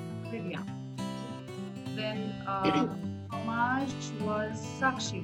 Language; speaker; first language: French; non-native, fluent; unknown